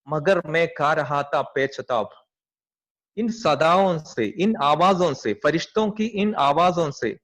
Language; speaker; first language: Hindi; non-native, local second language; Malayalam